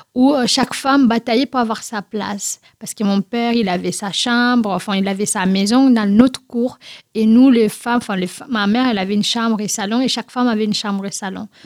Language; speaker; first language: French; non-native, local second language; Fula